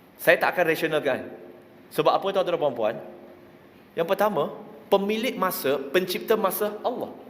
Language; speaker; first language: Malay; non-native, local second language; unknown